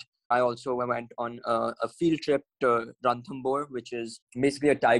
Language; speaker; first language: English; non-native, local second language; Hindi